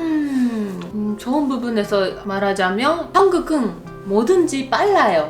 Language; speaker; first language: Korean; non-native, fluent; Japanese